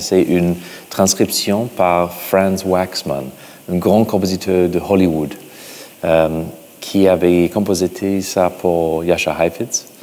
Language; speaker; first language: French; non-native, fluent; English